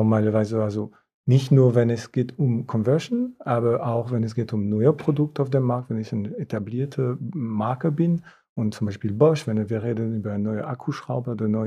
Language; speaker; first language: German; non-native, fluent; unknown